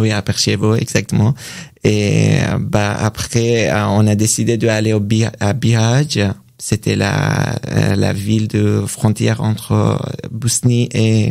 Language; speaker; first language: French; non-native, learner; Persian